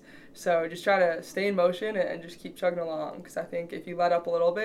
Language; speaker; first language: English; native; English